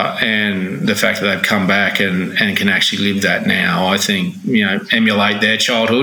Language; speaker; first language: English; native; English